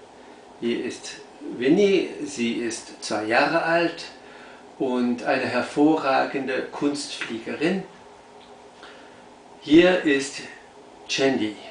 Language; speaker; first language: German; non-native, fluent; English